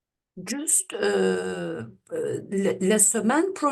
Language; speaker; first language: French; non-native, learner; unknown